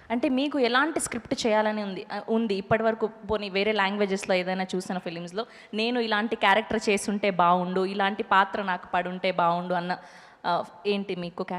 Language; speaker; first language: Telugu; native; Telugu